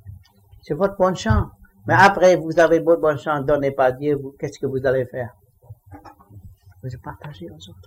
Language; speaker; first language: French; non-native, learner; Vietnamese